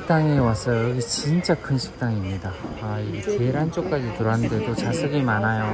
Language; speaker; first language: Korean; native; Korean